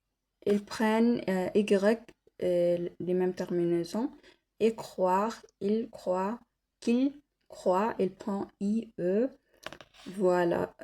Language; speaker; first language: French; non-native, learner; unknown